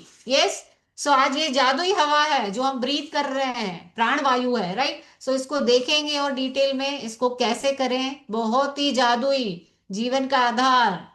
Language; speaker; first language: Hindi; native; Hindi